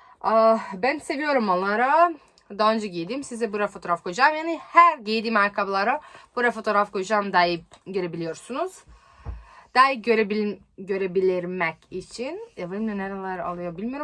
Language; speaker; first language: Turkish; non-native, learner; Serbian